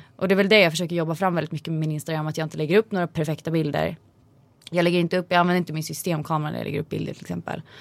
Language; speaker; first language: Swedish; native; Swedish